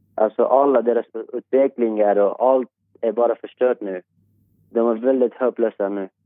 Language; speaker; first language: Swedish; non-native, fluent; Persian